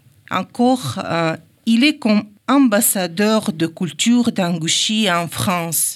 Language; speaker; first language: French; non-native, learner; Ingush